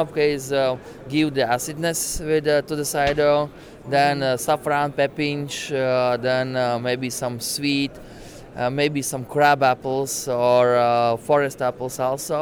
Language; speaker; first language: English; non-native, learner; Latvian